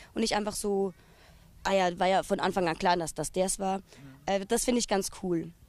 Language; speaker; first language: German; native; German